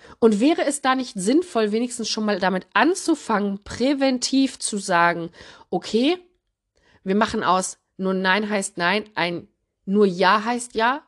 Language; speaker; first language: German; early bilingual, other home language; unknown